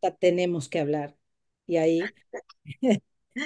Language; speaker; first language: Spanish; native; Spanish